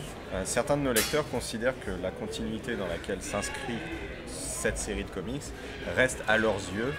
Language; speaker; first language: French; native; French